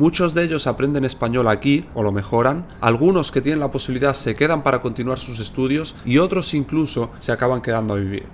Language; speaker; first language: Spanish; native; Spanish